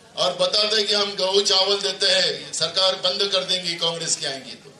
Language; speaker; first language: Hindi; non-native, local second language; Marathi